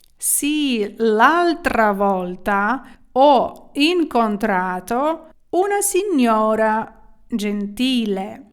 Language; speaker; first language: Italian; non-native, fluent; Ukrainian